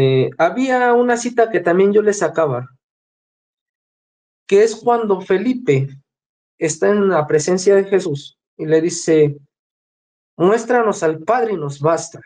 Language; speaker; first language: Spanish; native; Spanish